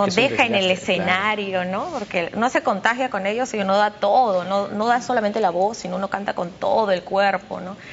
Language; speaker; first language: Spanish; native; Spanish